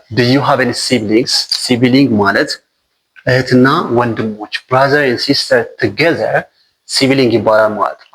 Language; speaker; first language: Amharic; native; Amharic